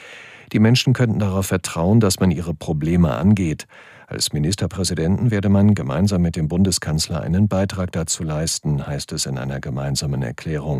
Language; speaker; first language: German; native; German